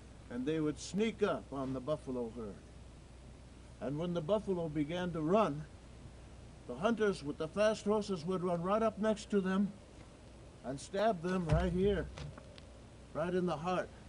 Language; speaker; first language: English; native; English